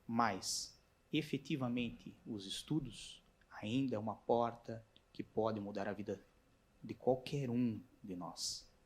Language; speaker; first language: Portuguese; native; Portuguese